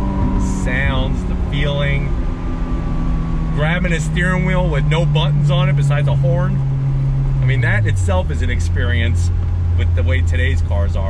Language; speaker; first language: English; native; English